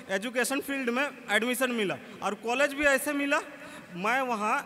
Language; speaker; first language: Hindi; native; Hindi